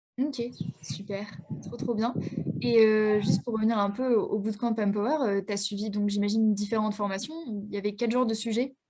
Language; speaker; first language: French; native; French